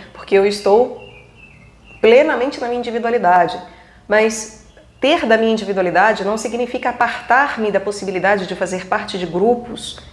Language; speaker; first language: Portuguese; native; Portuguese